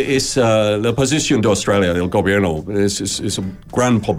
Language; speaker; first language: Spanish; non-native, learner; English